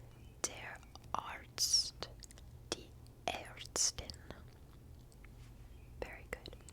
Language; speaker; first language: German; non-native, learner; English